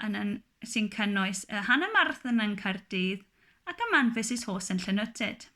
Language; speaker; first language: Welsh; non-native, local second language; English